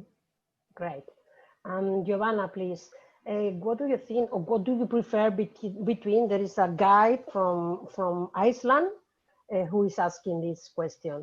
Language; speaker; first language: English; non-native, fluent; Spanish